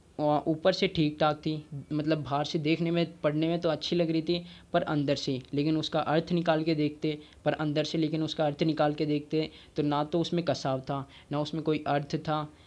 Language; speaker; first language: Hindi; native; Hindi